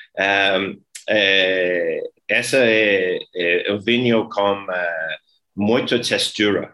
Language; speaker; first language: Portuguese; non-native, learner; English